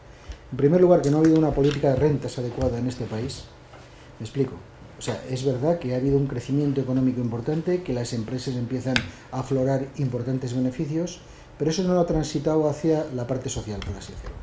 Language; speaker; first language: Spanish; native; Spanish